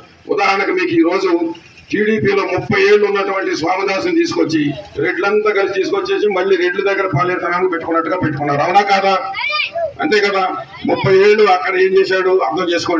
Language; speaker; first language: Telugu; native; Telugu